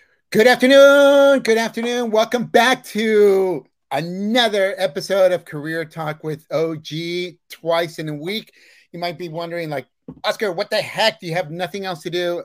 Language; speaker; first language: English; early bilingual, other home language; Spanish